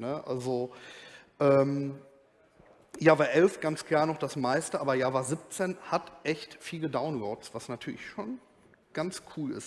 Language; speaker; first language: German; native; German